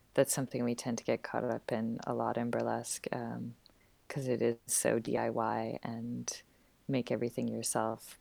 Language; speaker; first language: English; native; English